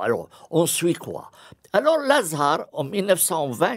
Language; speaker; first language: French; non-native, fluent; Arabic